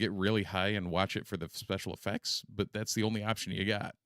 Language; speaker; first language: English; native; English